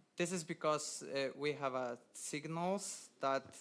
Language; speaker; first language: English; non-native, fluent; Polish